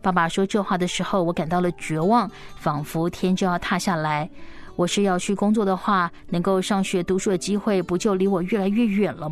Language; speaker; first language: Chinese; native; Chinese